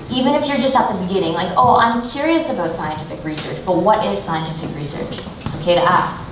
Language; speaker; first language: English; native; English